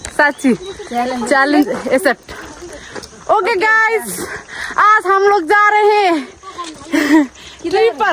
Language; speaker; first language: Nepali; native; Nepali